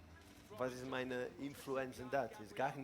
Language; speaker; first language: German; non-native, learner; Spanish